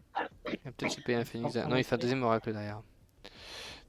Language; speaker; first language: French; native; French